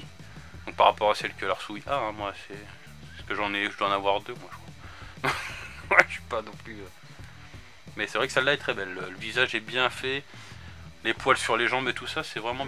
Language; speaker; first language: French; native; French